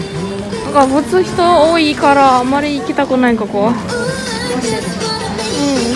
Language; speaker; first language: Japanese; non-native, fluent; Indonesian